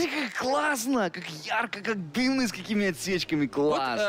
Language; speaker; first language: Russian; native; Russian